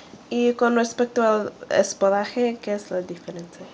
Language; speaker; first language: Spanish; non-native, learner; English